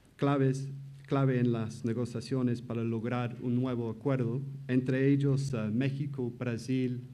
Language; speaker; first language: Spanish; non-native, fluent; English